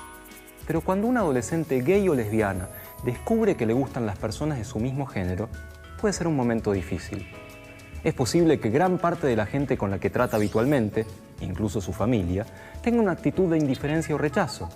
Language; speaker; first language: Spanish; native; Spanish